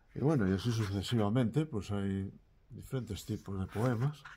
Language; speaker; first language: Spanish; native; Spanish